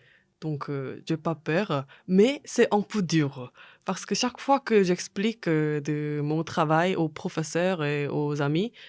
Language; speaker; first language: French; non-native, fluent; Korean